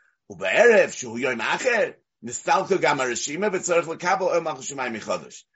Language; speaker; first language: English; native; English